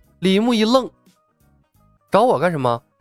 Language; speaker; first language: Chinese; native; Chinese